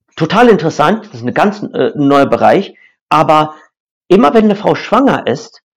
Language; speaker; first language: German; non-native, fluent; English